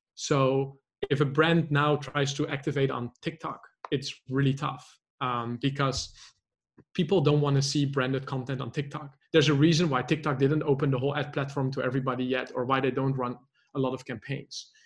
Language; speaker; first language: English; non-native, fluent; Dutch